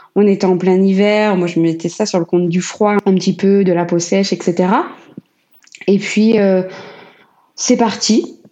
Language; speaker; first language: French; native; French